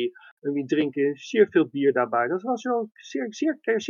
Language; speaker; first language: German; non-native, learner; Dutch